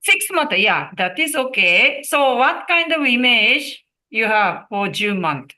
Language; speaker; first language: English; non-native, learner; Japanese